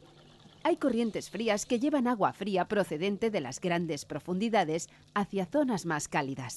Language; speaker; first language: Spanish; native; Spanish